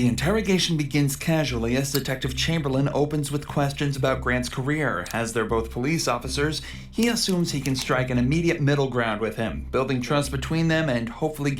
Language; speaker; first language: English; native; English